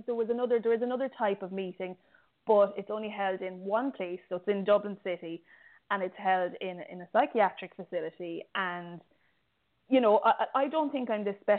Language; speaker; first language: English; native; English